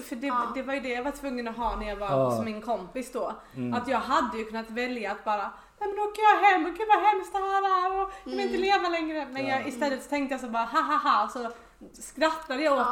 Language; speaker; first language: Swedish; native; Swedish